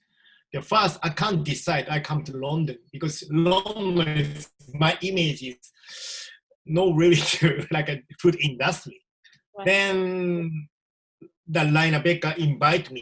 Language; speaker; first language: English; non-native, learner; Japanese